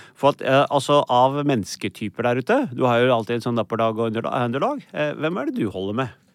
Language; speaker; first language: Norwegian; early bilingual, other home language; Urdu